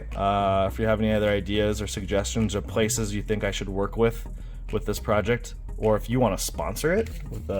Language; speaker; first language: English; native; English